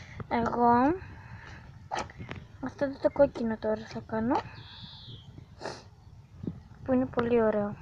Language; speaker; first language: Greek; early bilingual, other home language; Bulgarian